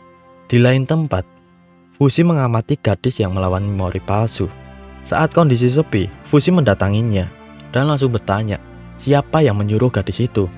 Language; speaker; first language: Indonesian; native; Indonesian